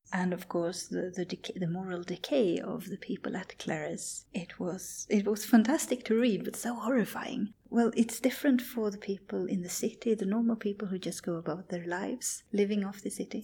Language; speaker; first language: English; non-native, fluent; Swedish